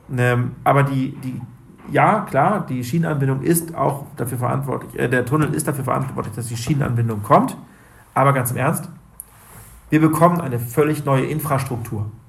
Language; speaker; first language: German; native; German